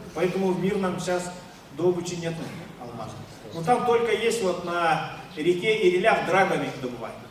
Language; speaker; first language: Russian; non-native, local second language; Yakut